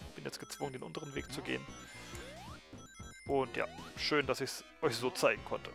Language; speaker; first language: German; native; German